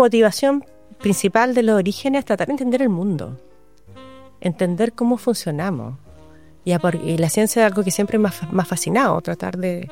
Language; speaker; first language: Spanish; native; Spanish